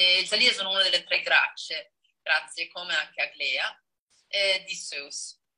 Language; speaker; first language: Italian; non-native, fluent; Danish